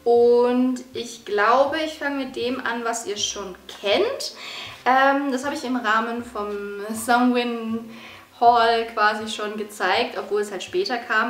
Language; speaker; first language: German; native; German